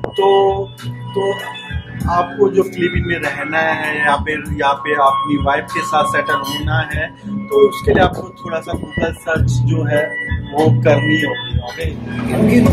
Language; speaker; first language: Hindi; native; Hindi